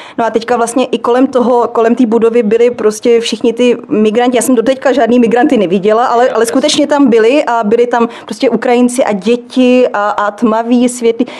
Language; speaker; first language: Czech; native; Czech